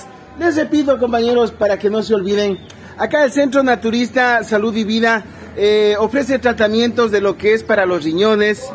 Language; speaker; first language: Spanish; native; Spanish